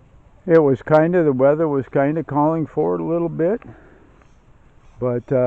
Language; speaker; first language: English; native; English